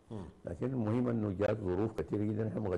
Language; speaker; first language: Arabic; native; Arabic